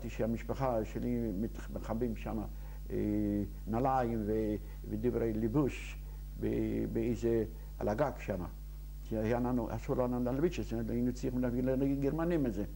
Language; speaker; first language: Hebrew; non-native, fluent; Yiddish